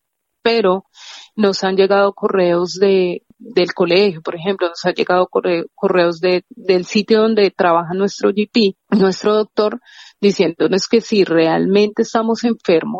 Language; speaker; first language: Spanish; native; Spanish